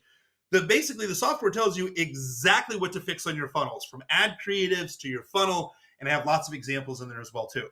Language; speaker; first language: English; native; English